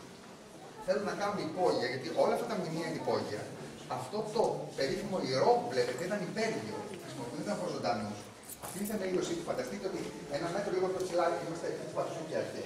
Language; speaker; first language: Greek; native; Greek